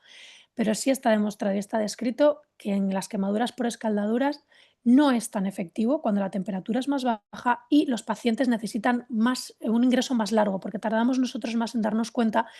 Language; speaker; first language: Spanish; native; Spanish